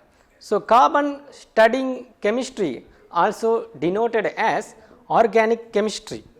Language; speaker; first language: English; non-native, local second language; Tamil